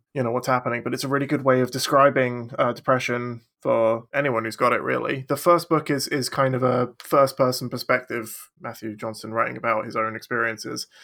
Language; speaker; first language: English; native; English